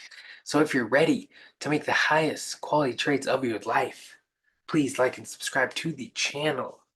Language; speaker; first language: English; native; English